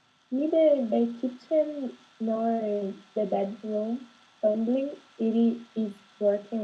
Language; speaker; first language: English; non-native, learner; Portuguese